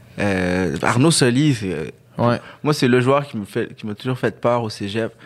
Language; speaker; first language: French; early bilingual, other home language; Arabic